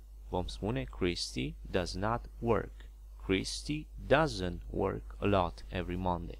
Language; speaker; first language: English; non-native, fluent; Romanian